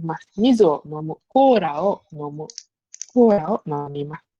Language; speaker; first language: Japanese; non-native, learner; Malay